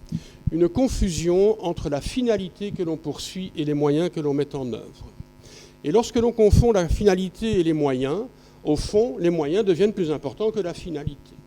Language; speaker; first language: French; native; French